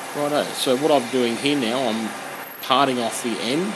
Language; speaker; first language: English; native; English